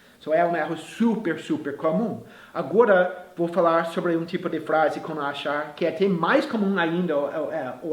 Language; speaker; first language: Portuguese; non-native, fluent; English